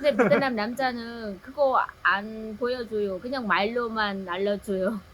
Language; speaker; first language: Korean; non-native, learner; Vietnamese